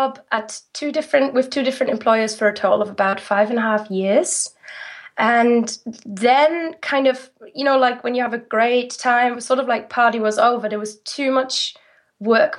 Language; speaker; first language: English; non-native, fluent; German